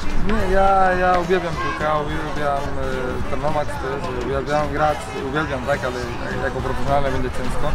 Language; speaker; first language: Polish; non-native, learner; Spanish